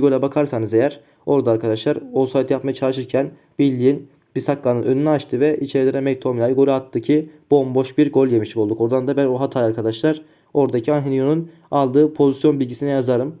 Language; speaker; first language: Turkish; native; Turkish